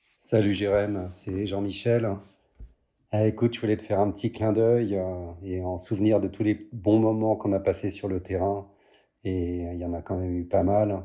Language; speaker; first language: French; native; French